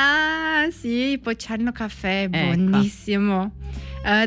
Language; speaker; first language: Italian; non-native, learner; Portuguese